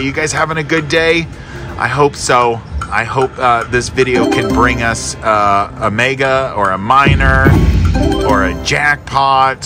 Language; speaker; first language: English; native; English